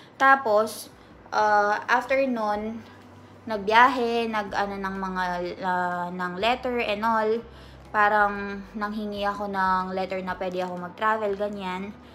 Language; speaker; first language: Filipino; native; Filipino